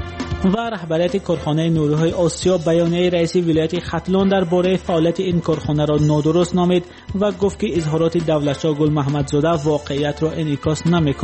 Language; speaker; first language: Persian; native; Persian